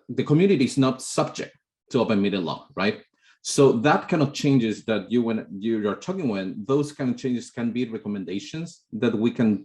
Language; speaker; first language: English; non-native, fluent; Spanish